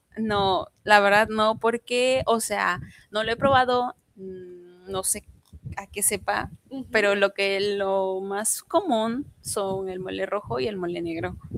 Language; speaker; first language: Spanish; non-native, local second language; Zapotec